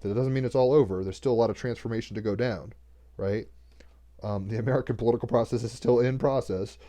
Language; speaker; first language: English; native; English